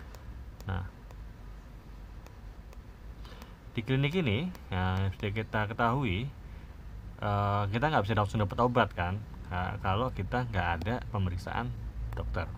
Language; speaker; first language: Indonesian; native; Indonesian